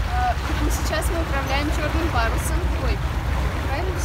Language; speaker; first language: Russian; native; Russian